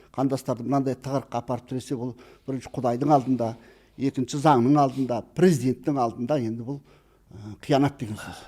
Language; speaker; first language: Kazakh; native; Kazakh